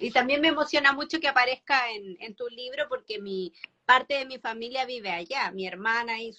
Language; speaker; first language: Spanish; native; Spanish